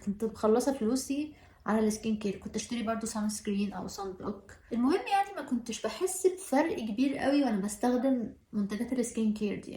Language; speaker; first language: Arabic; native; Arabic